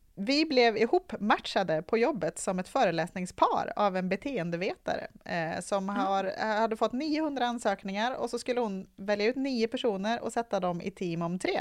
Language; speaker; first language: Swedish; native; Swedish